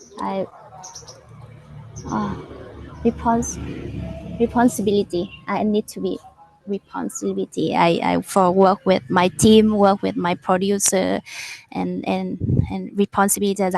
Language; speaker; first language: English; non-native, learner; Vietnamese